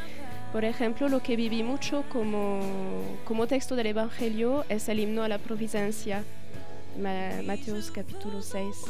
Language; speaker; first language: Spanish; non-native, fluent; French